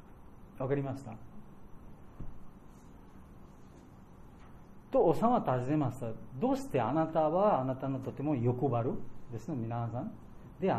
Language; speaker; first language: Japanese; non-native, learner; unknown